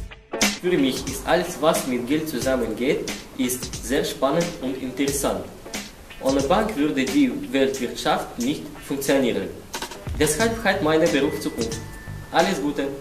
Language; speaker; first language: German; non-native, learner; Russian